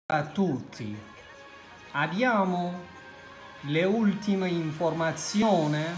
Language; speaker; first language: Italian; non-native, fluent; Spanish